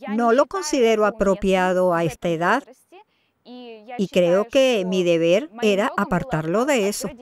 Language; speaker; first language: Spanish; non-native, fluent; Russian